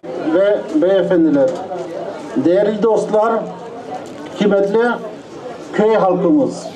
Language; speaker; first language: Turkish; non-native, local second language; Kurdish